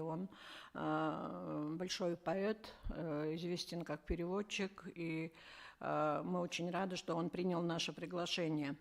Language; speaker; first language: Russian; native; Russian